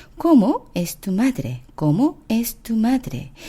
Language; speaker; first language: Spanish; non-native, fluent; Korean